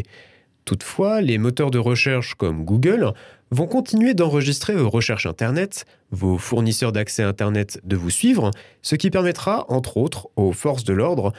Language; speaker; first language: French; native; French